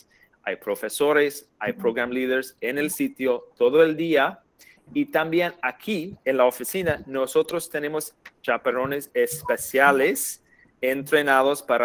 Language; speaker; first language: Spanish; non-native, fluent; English